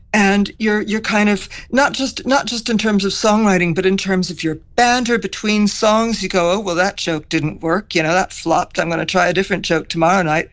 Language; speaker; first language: English; native; English